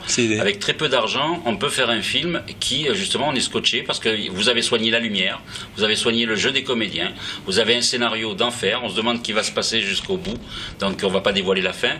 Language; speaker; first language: French; native; French